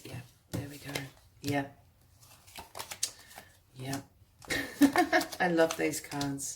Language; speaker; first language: English; native; English